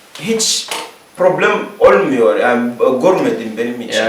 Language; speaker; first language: Turkish; non-native, learner; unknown